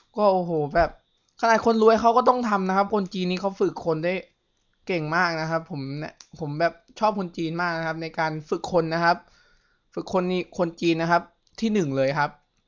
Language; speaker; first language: Thai; native; Thai